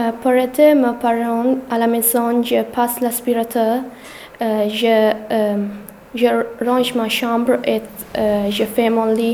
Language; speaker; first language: French; non-native, learner; English